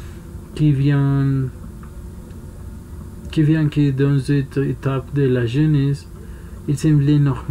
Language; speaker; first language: French; non-native, learner; Spanish